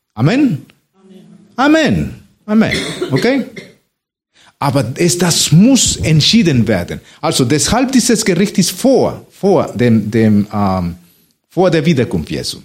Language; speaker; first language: German; non-native, fluent; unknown